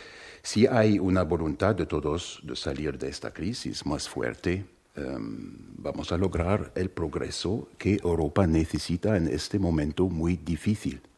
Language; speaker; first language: Spanish; non-native, fluent; German